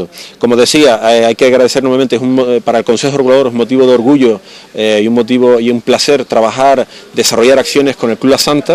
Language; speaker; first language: Spanish; native; Spanish